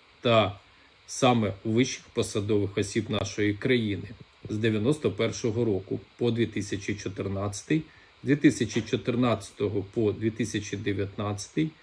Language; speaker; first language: Ukrainian; native; Ukrainian